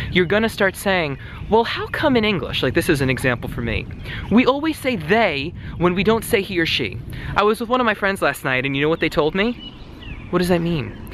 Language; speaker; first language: English; native; English